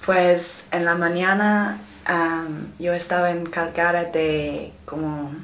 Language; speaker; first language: Spanish; non-native, fluent; English